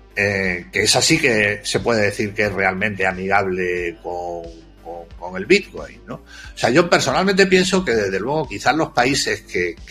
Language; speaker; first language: Spanish; native; Spanish